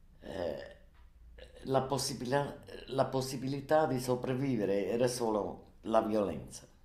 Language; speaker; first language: Italian; non-native, learner; German